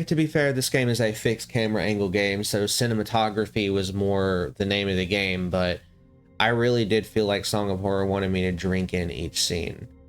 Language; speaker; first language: English; native; English